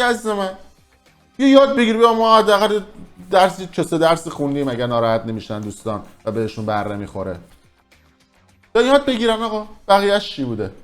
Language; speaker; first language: Persian; native; Persian